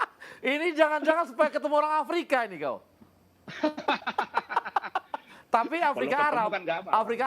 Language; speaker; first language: Indonesian; native; Indonesian